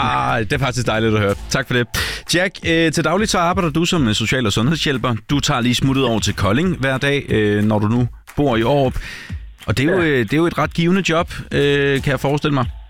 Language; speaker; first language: Danish; native; Danish